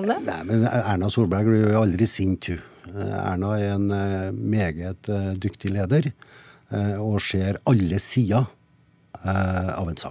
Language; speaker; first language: Norwegian; native; Norwegian